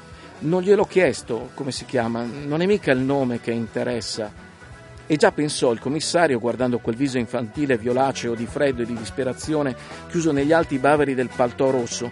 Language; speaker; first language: Italian; native; Italian